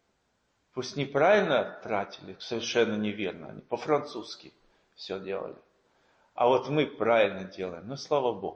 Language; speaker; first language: Russian; native; Russian